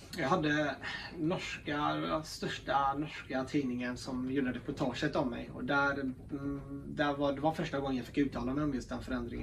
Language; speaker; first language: Swedish; early bilingual, other home language; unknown